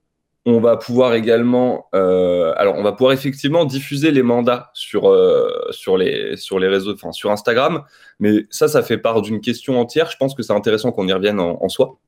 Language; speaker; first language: French; native; French